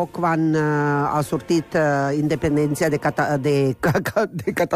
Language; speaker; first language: Catalan; non-native, fluent; Croatian